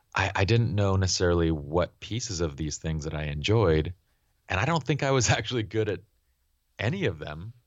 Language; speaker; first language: English; native; English